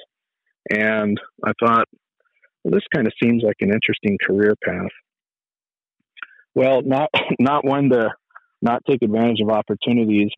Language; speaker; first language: English; native; English